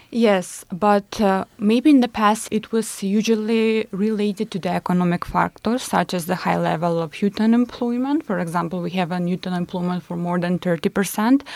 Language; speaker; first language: English; non-native, fluent; Macedonian